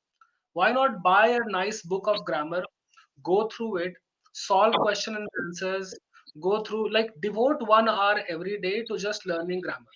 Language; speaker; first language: English; non-native, local second language; Hindi